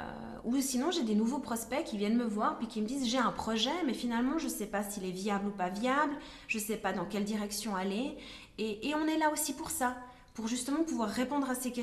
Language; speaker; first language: French; native; French